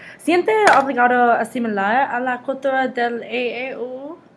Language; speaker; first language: Spanish; non-native, learner; English